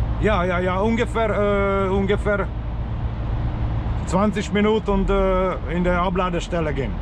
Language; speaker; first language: German; non-native, learner; Hungarian